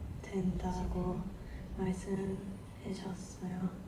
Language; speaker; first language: Korean; non-native, learner; Japanese